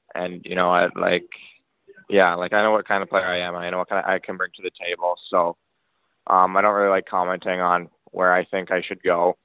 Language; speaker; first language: English; native; English